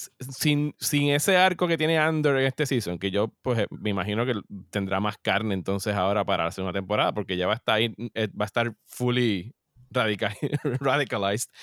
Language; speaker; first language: Spanish; native; Spanish